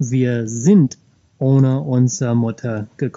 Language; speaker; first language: German; non-native, fluent; English